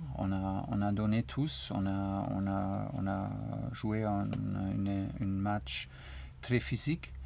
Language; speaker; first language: French; non-native, learner; German